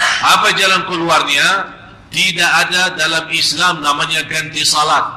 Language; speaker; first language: Malay; non-native, fluent; Arabic